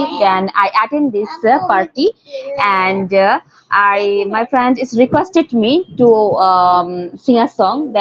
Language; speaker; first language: English; non-native, learner; Bangla